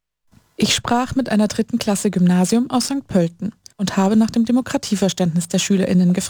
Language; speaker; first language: German; native; German